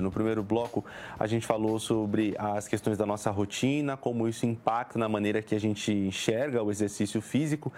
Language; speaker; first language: Portuguese; native; Portuguese